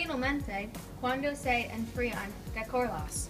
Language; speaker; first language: Spanish; non-native, learner; English